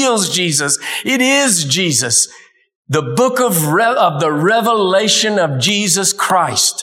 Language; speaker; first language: English; native; English